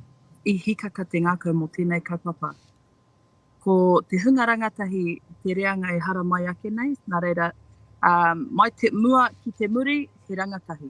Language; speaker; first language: Māori; non-native, local second language; English